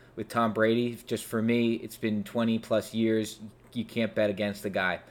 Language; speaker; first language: English; native; English